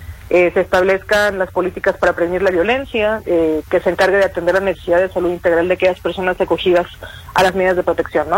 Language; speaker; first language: Spanish; native; Spanish